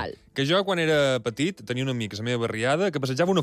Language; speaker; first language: Catalan; native; Catalan